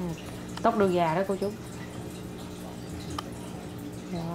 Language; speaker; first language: Vietnamese; native; Vietnamese